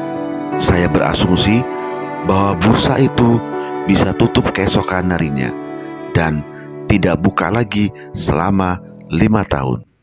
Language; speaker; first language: Indonesian; native; Indonesian